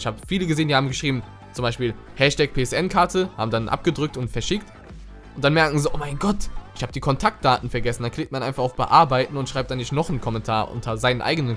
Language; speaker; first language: German; native; German